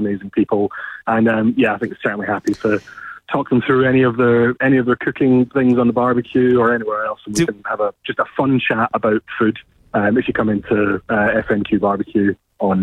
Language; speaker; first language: English; native; English